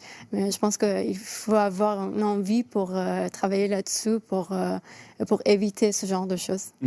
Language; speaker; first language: French; non-native, fluent; Persian